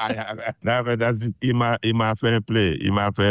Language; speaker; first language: German; non-native, fluent; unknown